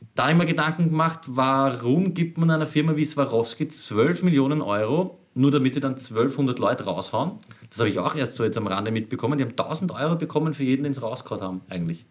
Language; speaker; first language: German; native; German